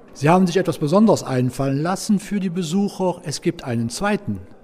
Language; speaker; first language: German; native; German